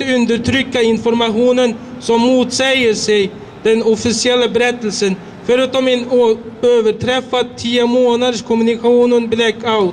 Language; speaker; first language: Swedish; non-native, fluent; Uyghur